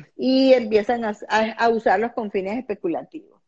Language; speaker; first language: Spanish; native; Spanish